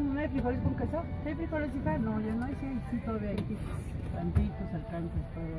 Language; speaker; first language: Spanish; native; Spanish